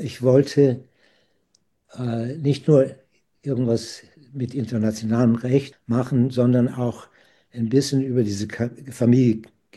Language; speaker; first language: German; non-native, fluent; English